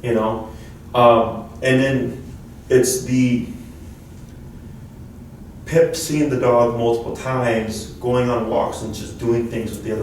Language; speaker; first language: English; native; English